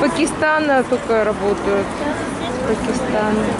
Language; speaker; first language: Russian; native; Russian